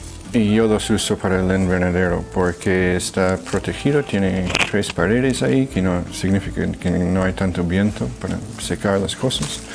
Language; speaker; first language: Spanish; non-native, fluent; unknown